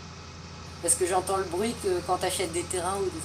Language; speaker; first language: French; native; French